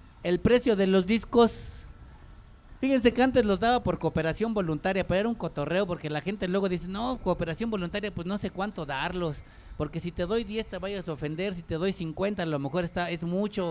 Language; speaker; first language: Spanish; native; Spanish